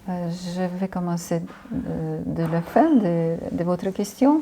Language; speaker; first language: French; non-native, fluent; Ukrainian